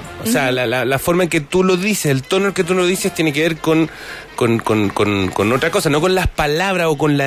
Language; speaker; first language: Spanish; native; Spanish